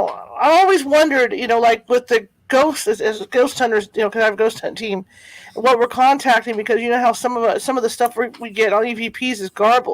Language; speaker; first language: English; native; English